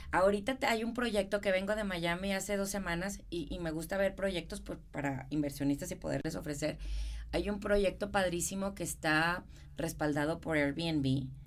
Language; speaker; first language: Spanish; native; Spanish